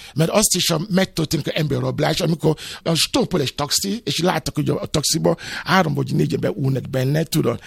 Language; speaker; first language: Hungarian; non-native, learner; Yoruba